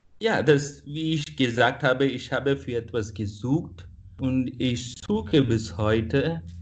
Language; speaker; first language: German; non-native, fluent; Kannada